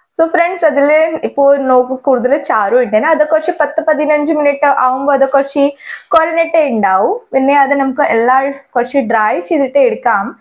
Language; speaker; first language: Malayalam; non-native, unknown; Hindi